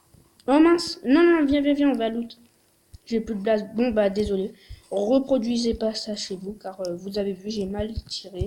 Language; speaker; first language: French; native; French